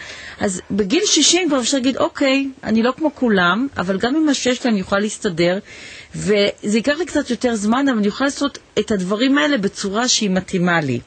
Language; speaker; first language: Hebrew; native; Hebrew